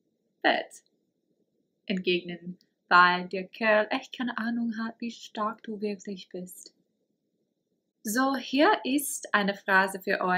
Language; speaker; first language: German; non-native, fluent; English